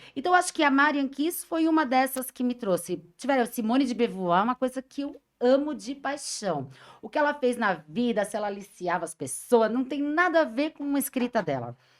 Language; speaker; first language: Portuguese; native; Portuguese